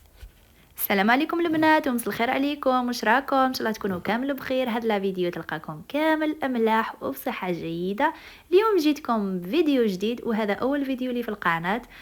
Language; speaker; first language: Arabic; native; Arabic